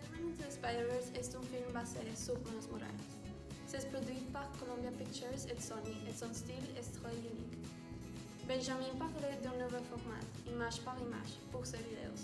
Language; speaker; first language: French; non-native, learner; Spanish